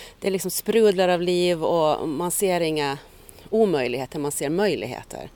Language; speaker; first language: Swedish; native; Swedish